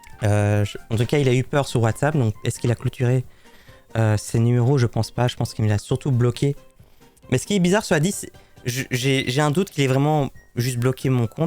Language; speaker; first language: French; native; French